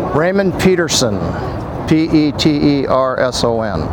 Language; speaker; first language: English; native; English